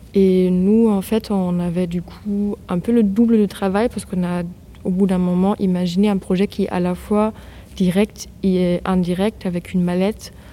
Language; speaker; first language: French; non-native, fluent; German